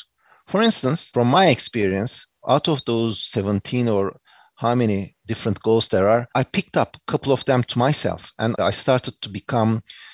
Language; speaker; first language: English; non-native, fluent; Turkish